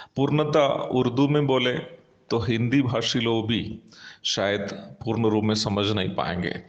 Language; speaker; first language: Hindi; non-native, local second language; Malayalam